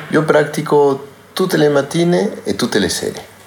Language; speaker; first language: Italian; non-native, learner; Spanish